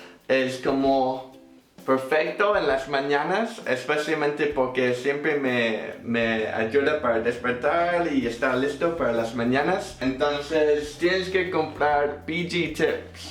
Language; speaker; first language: Spanish; non-native, fluent; English